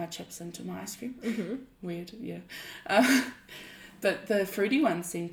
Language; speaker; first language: English; native; English